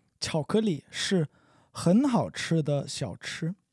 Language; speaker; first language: Chinese; non-native, learner; English